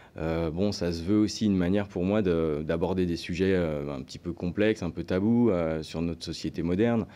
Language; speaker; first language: French; native; French